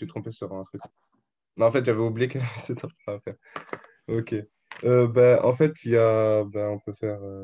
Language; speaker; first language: French; native; French